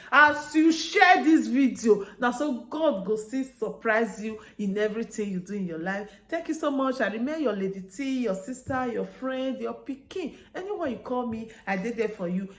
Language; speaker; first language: Nigerian Pidgin; non-native, local second language; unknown